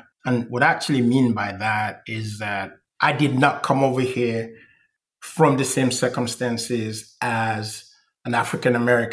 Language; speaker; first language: English; non-native, local second language; Igbo